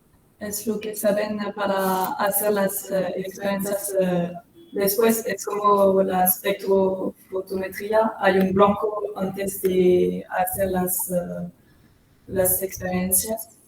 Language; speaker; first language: Spanish; non-native, learner; French